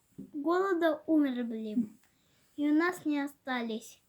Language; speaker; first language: Russian; native; Russian